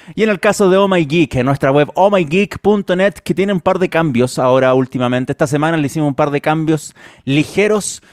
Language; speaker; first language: Spanish; native; Spanish